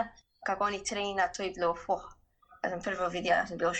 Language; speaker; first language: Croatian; early bilingual, heritage; English